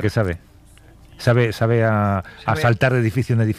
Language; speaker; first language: Spanish; native; Spanish